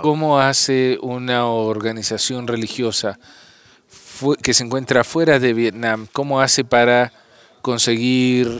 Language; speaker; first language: Spanish; non-native, fluent; English